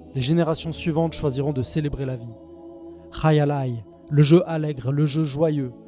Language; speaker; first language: French; native; French